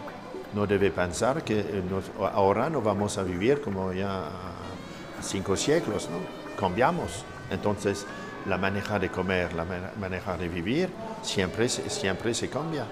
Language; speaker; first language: Spanish; non-native, fluent; French